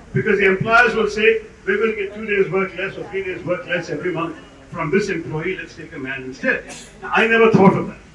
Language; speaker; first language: English; non-native, local second language; Malayalam